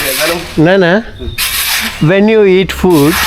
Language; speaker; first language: English; non-native, local second language; Malayalam